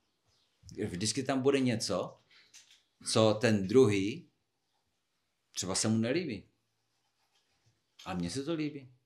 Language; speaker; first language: Czech; non-native, fluent; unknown